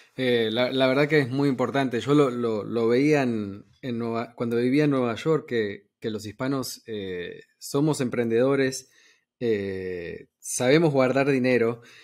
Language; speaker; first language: Spanish; native; Spanish